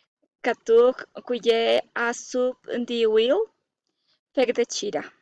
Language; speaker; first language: French; non-native, learner; Spanish